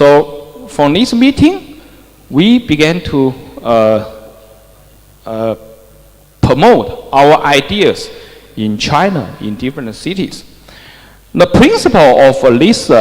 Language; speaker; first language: English; non-native, fluent; Chinese